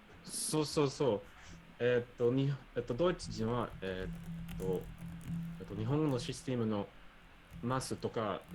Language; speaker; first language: Japanese; non-native, learner; English